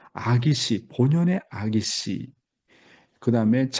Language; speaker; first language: Korean; native; Korean